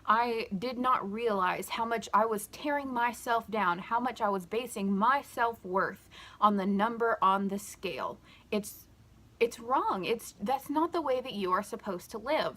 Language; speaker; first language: English; native; English